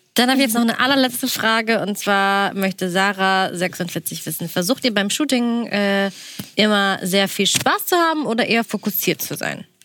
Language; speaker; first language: German; native; German